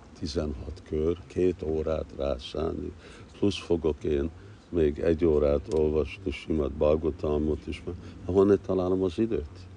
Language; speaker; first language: Hungarian; early bilingual, heritage; Hungarian